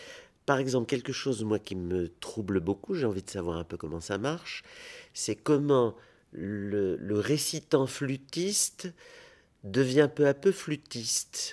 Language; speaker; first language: French; native; French